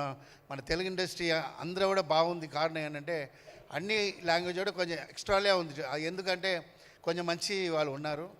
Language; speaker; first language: Telugu; non-native, local second language; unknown